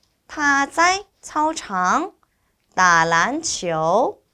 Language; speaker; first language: Chinese; non-native, fluent; Korean